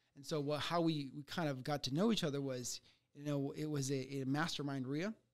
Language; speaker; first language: English; early bilingual, other home language; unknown